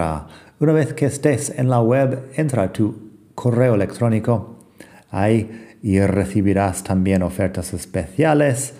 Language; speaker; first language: Spanish; non-native, fluent; English